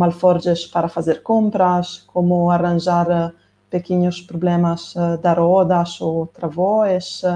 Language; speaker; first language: Portuguese; non-native, fluent; Italian